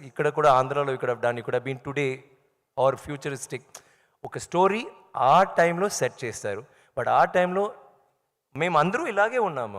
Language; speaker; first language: Telugu; non-native, local second language; Tamil